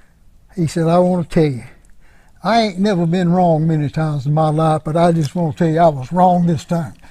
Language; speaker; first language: English; native; English